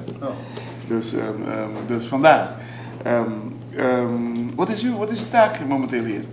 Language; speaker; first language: Dutch; non-native, local second language; Papiamento